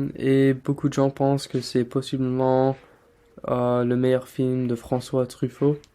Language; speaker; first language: French; non-native, learner; English